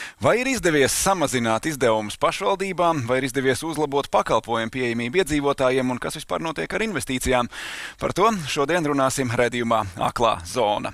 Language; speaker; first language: Latvian; native; Latvian